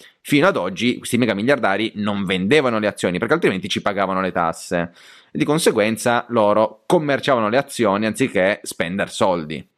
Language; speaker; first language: Italian; native; Italian